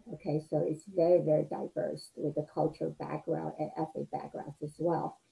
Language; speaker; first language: English; non-native, fluent; Chinese